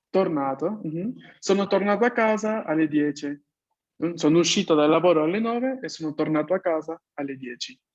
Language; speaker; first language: Italian; non-native, fluent; Spanish